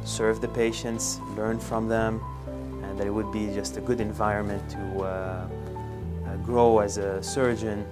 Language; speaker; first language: English; non-native, fluent; Arabic